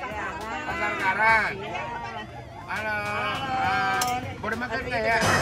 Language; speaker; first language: Indonesian; non-native, learner; Japanese